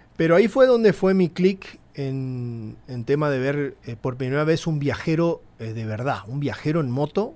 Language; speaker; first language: Spanish; native; Spanish